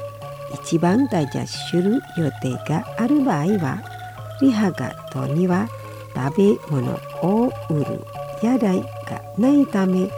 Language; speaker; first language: Japanese; non-native, fluent; Indonesian